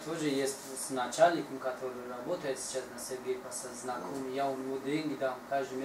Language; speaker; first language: Russian; non-native, learner; Tajik